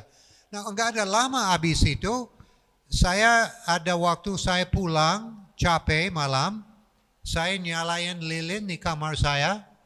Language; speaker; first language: Indonesian; non-native, fluent; English